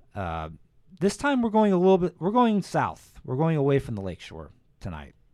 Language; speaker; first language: English; native; English